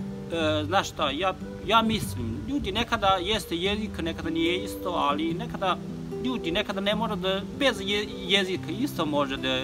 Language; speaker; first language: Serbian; non-native, learner; Chinese